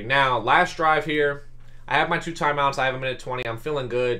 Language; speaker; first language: English; native; English